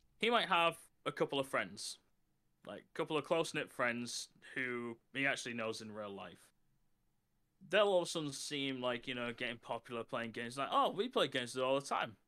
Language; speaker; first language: English; native; English